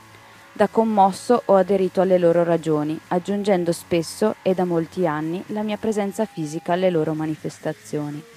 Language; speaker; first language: Italian; native; Italian